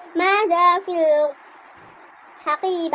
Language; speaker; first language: Arabic; non-native, learner; Indonesian